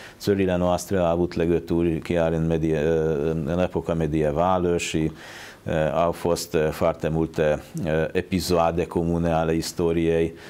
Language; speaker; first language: Romanian; non-native, fluent; Hungarian